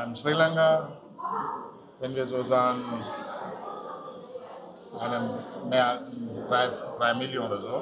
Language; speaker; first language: German; non-native, fluent; Tamil